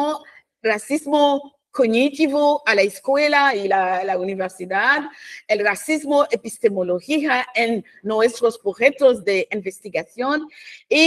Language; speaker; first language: Spanish; non-native, fluent; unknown